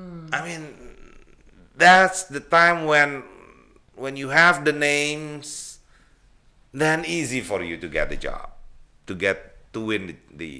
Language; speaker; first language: English; non-native, fluent; Indonesian